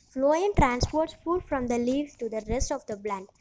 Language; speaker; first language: English; non-native, local second language; Tamil